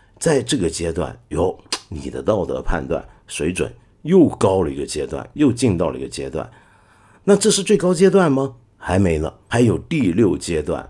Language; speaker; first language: Chinese; non-native, local second language; Cantonese